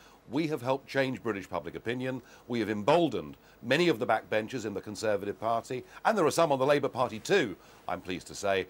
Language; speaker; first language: English; native; English